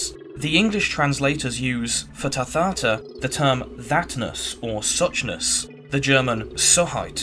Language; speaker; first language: English; native; English